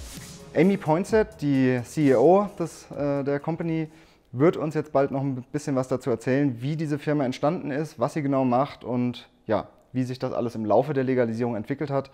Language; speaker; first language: German; native; German